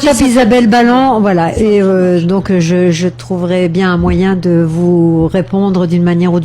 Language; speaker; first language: French; native; French